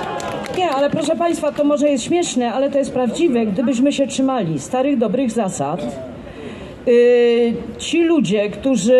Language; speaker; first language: Polish; native; Polish